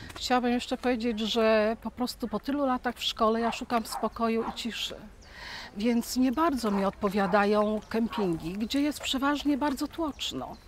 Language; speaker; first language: Polish; native; Polish